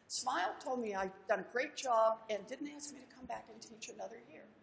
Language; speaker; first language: English; native; English